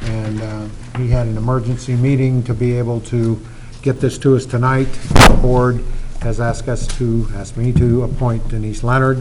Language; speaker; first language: English; native; English